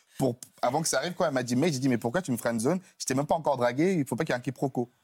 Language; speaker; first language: French; native; French